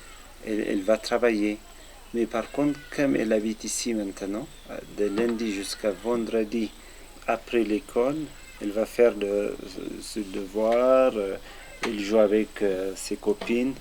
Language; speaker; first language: French; non-native, fluent; Amharic